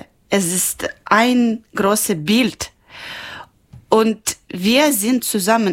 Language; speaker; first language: German; non-native, learner; Ukrainian